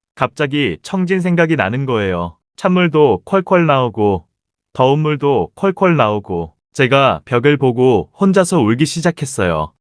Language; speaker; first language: Korean; native; Korean